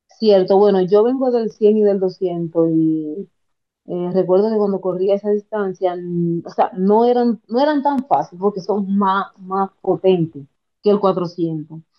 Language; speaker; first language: Spanish; native; Spanish